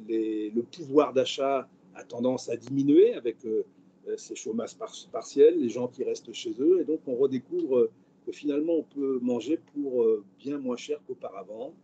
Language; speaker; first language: French; native; French